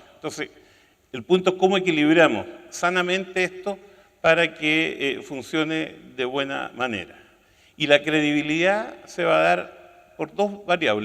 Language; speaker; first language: Spanish; native; Spanish